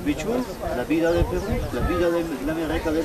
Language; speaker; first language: Portuguese; non-native, learner; Spanish